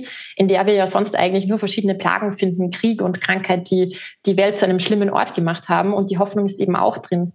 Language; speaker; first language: German; native; German